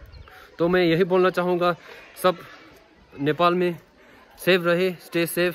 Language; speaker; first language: Hindi; non-native, fluent; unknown